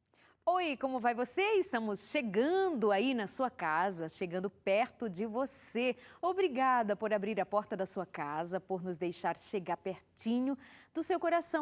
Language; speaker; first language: Portuguese; native; Portuguese